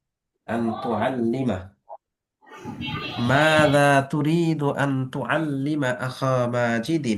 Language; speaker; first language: Arabic; non-native, fluent; Bangla